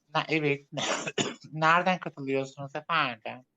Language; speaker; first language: Turkish; non-native, local second language; Arabic